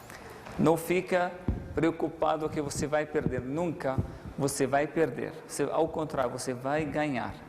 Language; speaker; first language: Portuguese; non-native, fluent; Arabic